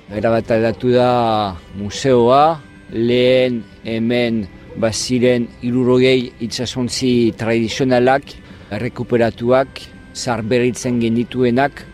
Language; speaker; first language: Basque; non-native, fluent; French